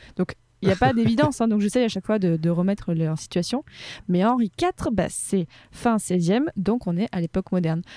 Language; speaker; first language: French; native; French